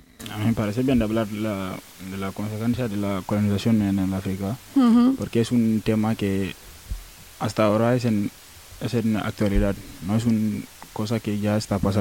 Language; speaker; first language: Spanish; non-native, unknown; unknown